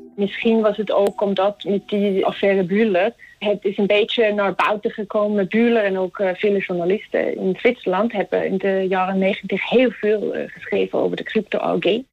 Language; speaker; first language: Dutch; non-native, fluent; Swiss German